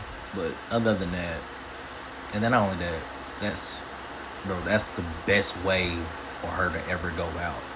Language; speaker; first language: English; native; English